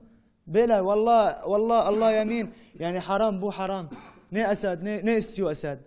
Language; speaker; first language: Turkish; non-native, learner; Arabic